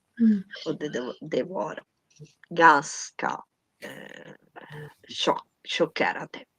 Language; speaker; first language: Swedish; non-native, fluent; Italian